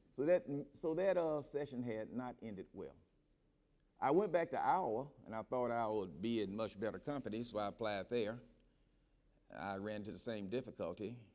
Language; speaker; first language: English; native; English